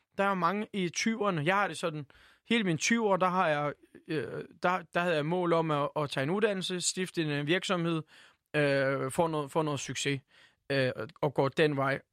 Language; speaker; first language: Danish; early bilingual, other home language; Turkish